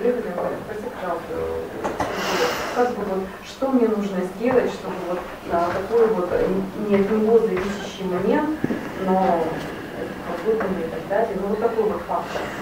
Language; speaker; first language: Russian; native; Russian